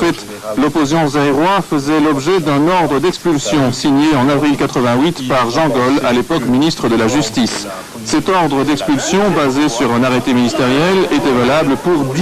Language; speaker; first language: French; native; French